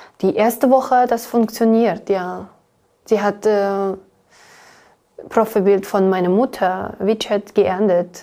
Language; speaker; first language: German; non-native, learner; Uyghur